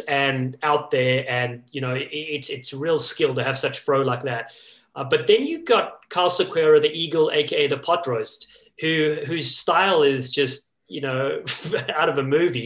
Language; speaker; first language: English; native; English